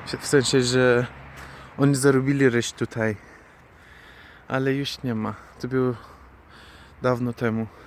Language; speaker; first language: Polish; non-native, learner; Persian